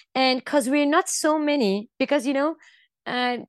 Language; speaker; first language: English; non-native, fluent; Persian